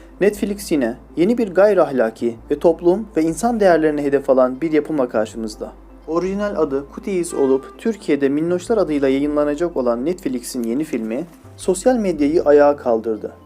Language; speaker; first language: Turkish; native; Turkish